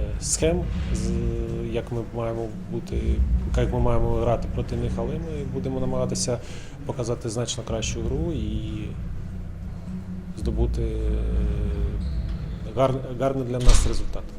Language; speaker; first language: Ukrainian; non-native, local second language; Russian